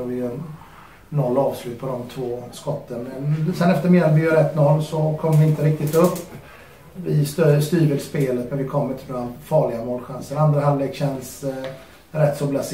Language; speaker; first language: Swedish; non-native, fluent; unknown